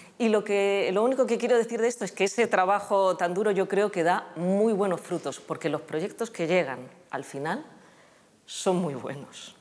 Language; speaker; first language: Spanish; native; Spanish